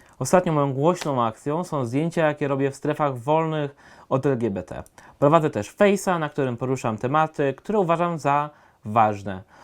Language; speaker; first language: Polish; native; Polish